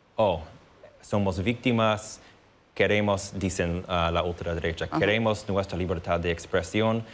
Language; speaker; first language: Spanish; non-native, fluent; English